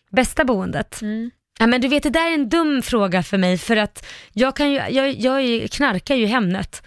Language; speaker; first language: Swedish; early bilingual, other home language; Arabic